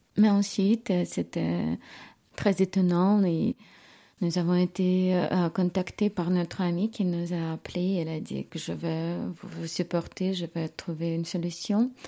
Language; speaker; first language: French; non-native, fluent; Ukrainian